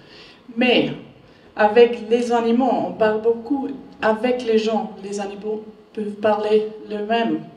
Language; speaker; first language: French; non-native, learner; German